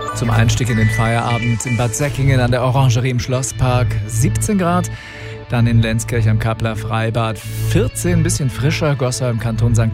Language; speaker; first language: German; native; German